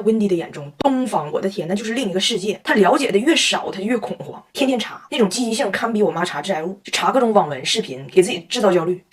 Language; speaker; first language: Chinese; native; Chinese